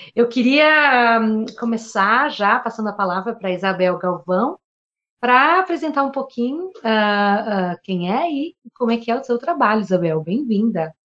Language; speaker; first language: Portuguese; native; Portuguese